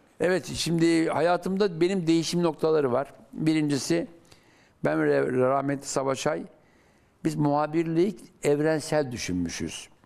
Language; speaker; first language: Turkish; native; Turkish